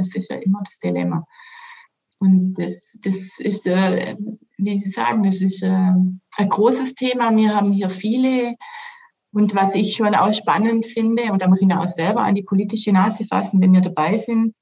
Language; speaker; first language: German; native; German